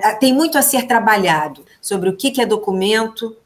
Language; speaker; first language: Portuguese; native; Portuguese